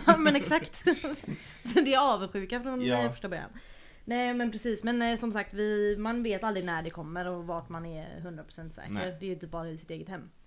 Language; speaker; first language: Swedish; native; Swedish